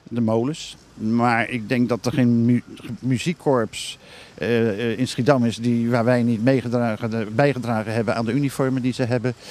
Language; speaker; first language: Dutch; native; Dutch